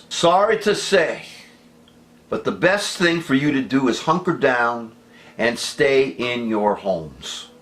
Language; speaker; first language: English; native; English